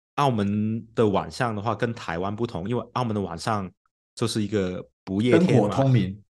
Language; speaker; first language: Chinese; non-native, local second language; Cantonese